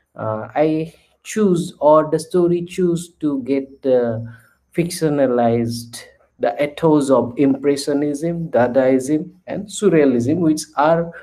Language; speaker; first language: English; non-native, local second language; Assamese